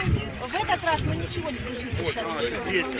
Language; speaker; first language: Russian; native; Russian